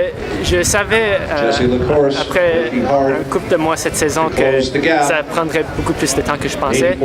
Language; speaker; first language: French; non-native, local second language; English